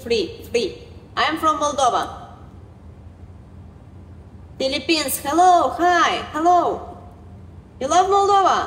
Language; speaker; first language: English; non-native, learner; Romanian